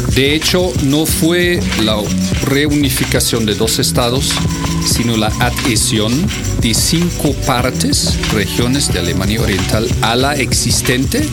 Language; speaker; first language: Spanish; non-native, fluent; German